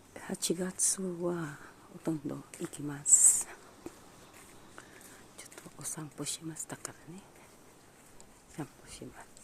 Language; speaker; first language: Japanese; non-native, learner; Filipino